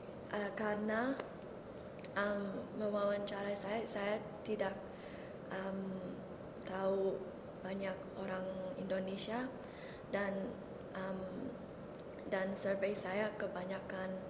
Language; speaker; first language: Indonesian; early bilingual, heritage; Indonesian